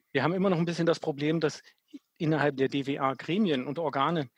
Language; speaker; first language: German; native; German